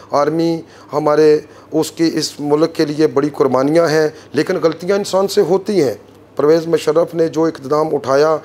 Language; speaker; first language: Urdu; non-native, local second language; Punjabi